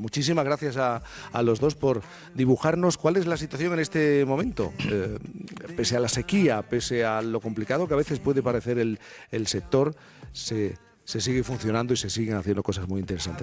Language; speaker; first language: Spanish; native; Spanish